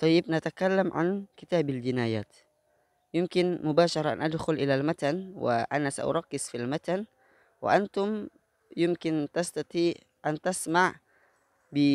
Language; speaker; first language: Arabic; non-native, fluent; Indonesian